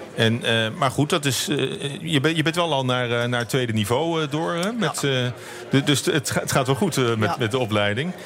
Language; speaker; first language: Dutch; native; Dutch